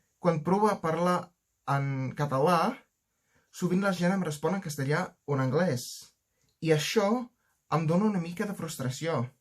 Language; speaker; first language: Catalan; non-native, learner; English